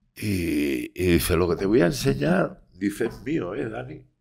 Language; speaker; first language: Spanish; native; Spanish